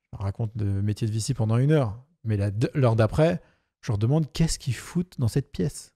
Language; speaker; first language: French; native; French